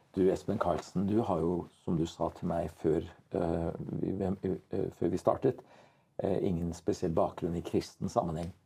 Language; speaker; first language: Norwegian; native; Norwegian